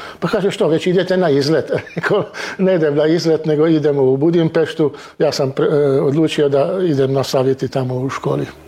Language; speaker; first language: Croatian; early bilingual, heritage; Croatian